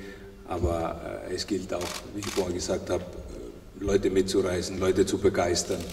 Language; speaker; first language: German; non-native, fluent; Icelandic